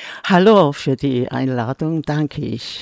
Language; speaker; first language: German; non-native, fluent; Korean